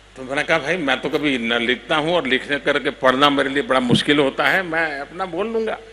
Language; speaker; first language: Hindi; non-native, local second language; Gujarati